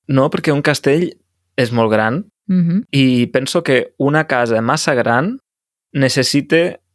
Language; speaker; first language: Catalan; native; Catalan